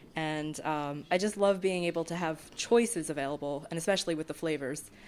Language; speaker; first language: English; native; English